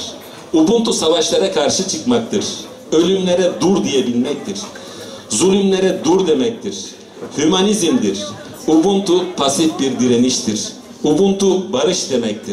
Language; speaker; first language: Turkish; native; Turkish